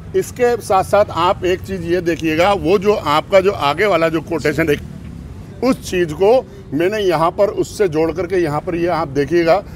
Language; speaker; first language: Hindi; native; Hindi